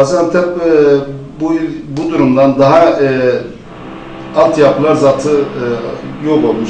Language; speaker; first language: Turkish; non-native, fluent; Arabic